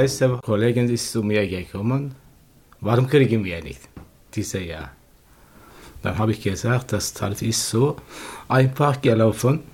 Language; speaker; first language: German; non-native, learner; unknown